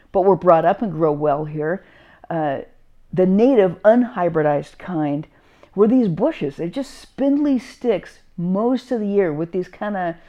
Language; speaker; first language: English; native; English